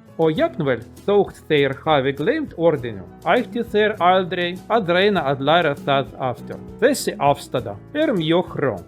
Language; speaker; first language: Icelandic; non-native, learner; Russian